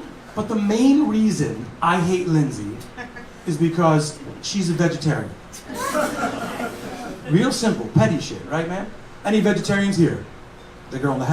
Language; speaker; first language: English; native; English